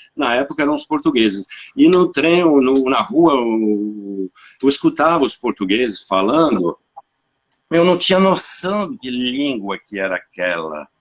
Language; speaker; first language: Portuguese; non-native, fluent; French